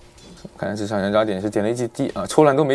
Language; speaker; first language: Chinese; native; Chinese